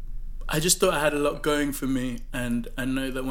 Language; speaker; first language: English; non-native, local second language; Yoruba